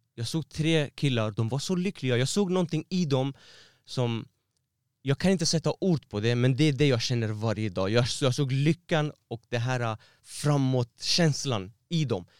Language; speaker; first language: Swedish; non-native, fluent; Persian